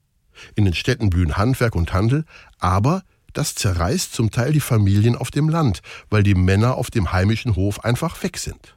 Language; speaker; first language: German; native; German